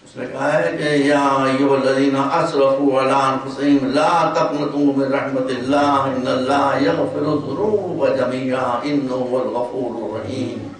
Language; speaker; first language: Urdu; native; Urdu